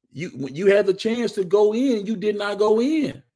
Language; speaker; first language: English; native; English